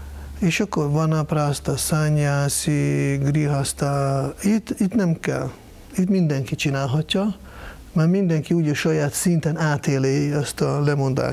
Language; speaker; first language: Hungarian; non-native, fluent; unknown